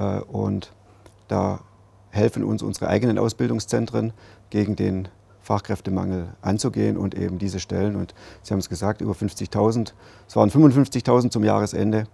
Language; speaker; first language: German; native; German